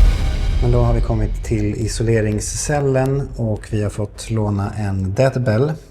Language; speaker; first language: Swedish; native; Swedish